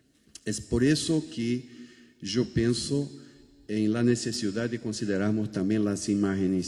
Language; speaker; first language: Spanish; non-native, fluent; Portuguese